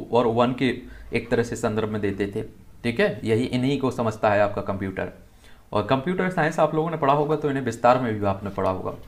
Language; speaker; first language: Hindi; native; Hindi